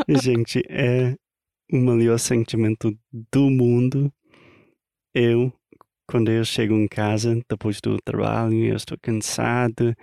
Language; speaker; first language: Portuguese; non-native, learner; English